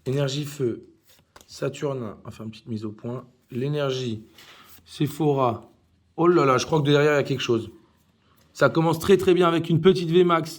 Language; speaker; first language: French; native; French